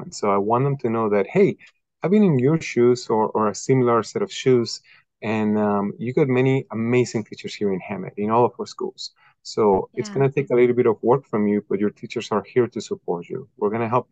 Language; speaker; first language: English; non-native, fluent; Spanish